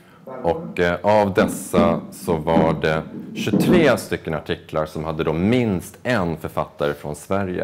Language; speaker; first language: Swedish; native; Swedish